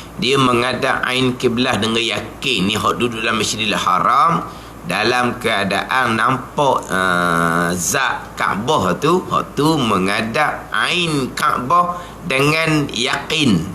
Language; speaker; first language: Malay; native; Malay